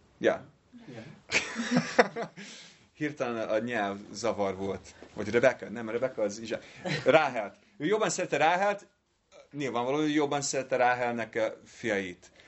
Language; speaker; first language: Hungarian; non-native, fluent; English